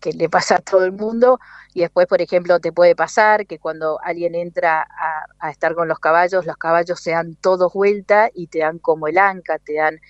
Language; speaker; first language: Spanish; native; Spanish